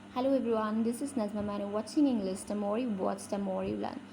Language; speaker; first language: English; non-native, local second language; Assamese